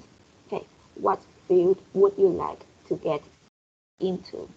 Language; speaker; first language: English; non-native, fluent; Vietnamese